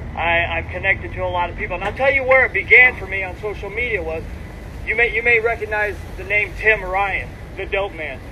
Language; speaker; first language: English; native; English